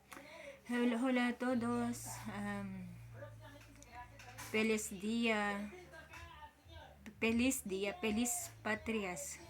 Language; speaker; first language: Spanish; non-native, learner; Filipino